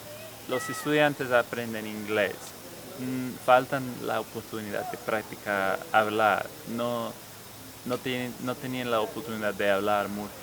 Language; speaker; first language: Spanish; non-native, fluent; English